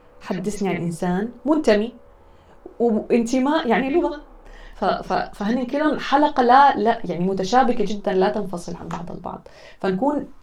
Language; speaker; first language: Arabic; native; Arabic